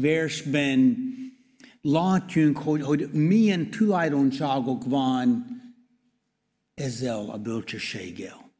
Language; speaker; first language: Hungarian; non-native, learner; English